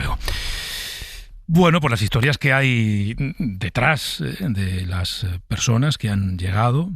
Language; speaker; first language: Spanish; native; Spanish